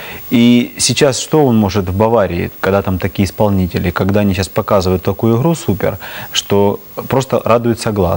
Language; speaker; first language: Russian; native; Russian